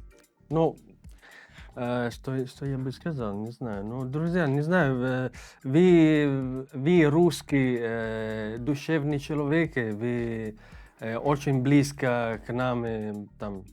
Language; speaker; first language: Russian; non-native, learner; Italian